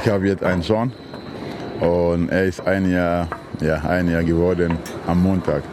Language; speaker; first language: German; non-native, learner; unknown